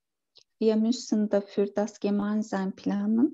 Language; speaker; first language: German; non-native, learner; Turkish